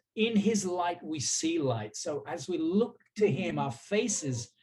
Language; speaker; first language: English; native; English